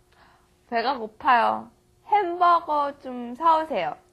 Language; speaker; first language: Korean; non-native, learner; English